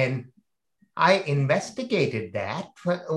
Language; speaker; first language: English; non-native, local second language; Hindi